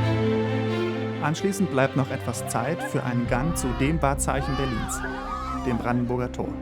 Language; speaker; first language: German; native; German